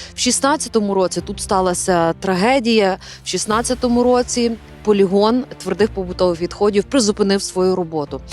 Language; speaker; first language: Ukrainian; native; Ukrainian